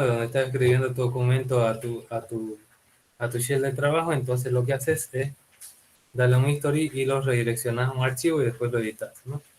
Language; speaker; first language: Spanish; native; Spanish